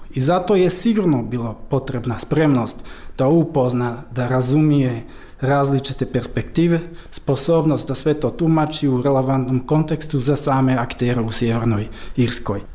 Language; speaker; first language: Croatian; non-native, fluent; Dutch